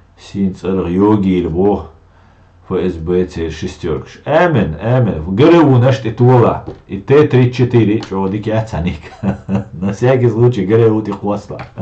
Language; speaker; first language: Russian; non-native, local second language; Chechen